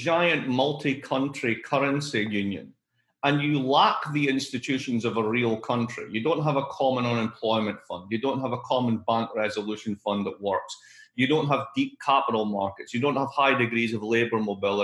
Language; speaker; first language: English; native; English